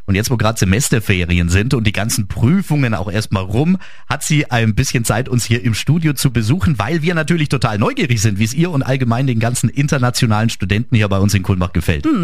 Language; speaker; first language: German; native; German